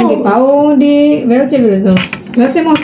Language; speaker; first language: German; non-native, learner; Indonesian